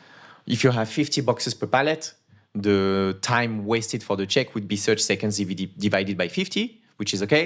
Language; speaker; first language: English; non-native, fluent; French